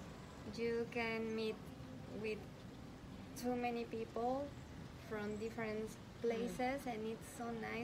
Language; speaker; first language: English; non-native, learner; Spanish